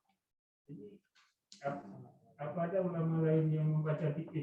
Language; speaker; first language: Indonesian; native; Indonesian